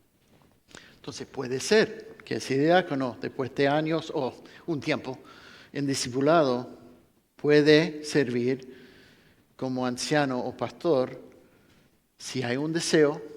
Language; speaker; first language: Spanish; non-native, fluent; English